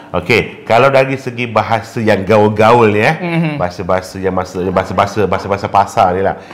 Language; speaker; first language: Malay; native; Malay